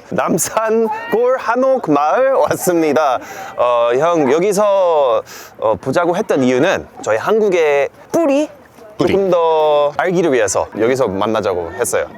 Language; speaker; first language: Korean; non-native, fluent; English